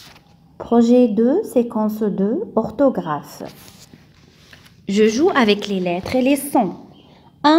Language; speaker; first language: French; non-native, local second language; Arabic